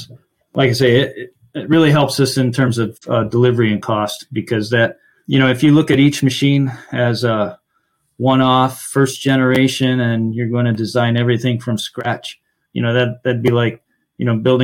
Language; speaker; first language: English; native; English